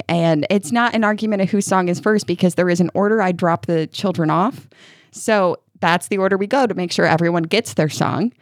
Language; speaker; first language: English; native; English